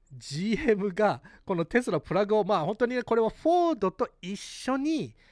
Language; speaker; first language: Japanese; early bilingual, heritage; Japanese